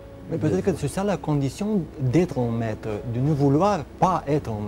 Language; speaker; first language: French; non-native, fluent; Romanian